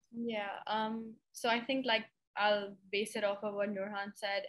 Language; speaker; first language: English; non-native, local second language; Urdu